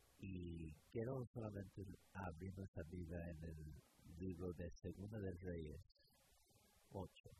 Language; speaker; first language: Spanish; early bilingual, heritage; English